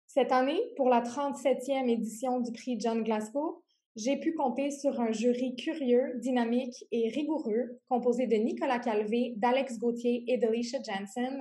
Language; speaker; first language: French; native; French